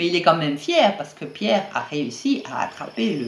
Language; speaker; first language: French; native; French